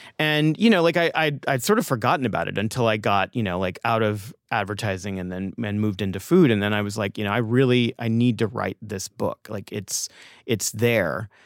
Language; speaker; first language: English; native; English